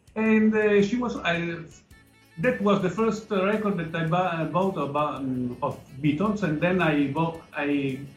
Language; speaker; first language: English; non-native, learner; Italian